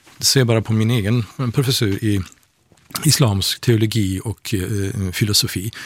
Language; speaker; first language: Swedish; non-native, fluent; Persian